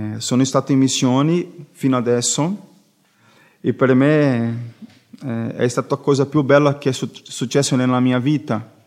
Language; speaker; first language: Italian; non-native, learner; Portuguese